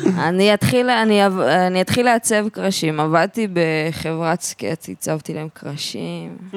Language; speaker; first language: Hebrew; native; Hebrew